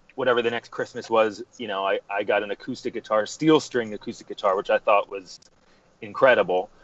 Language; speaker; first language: English; native; English